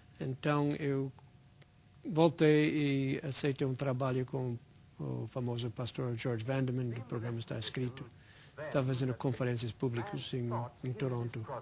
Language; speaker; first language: Portuguese; non-native, fluent; English